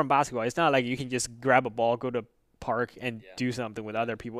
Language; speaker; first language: English; non-native, fluent; Chinese